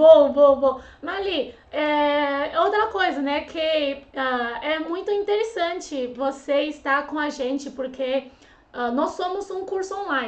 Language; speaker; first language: Portuguese; non-native, fluent; Chinese